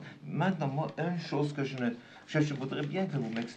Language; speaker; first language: French; non-native, fluent; German